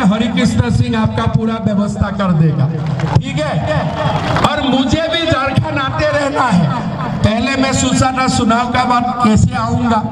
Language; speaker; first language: Hindi; non-native, local second language; Assamese